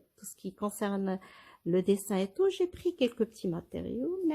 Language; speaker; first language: French; non-native, local second language; Arabic